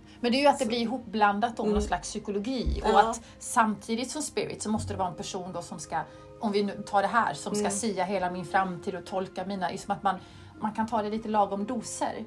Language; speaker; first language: Swedish; native; Swedish